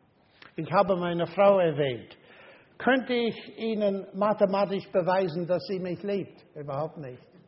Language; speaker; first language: German; non-native, fluent; English